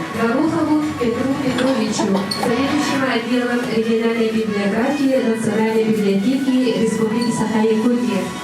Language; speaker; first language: Russian; non-native, local second language; Yakut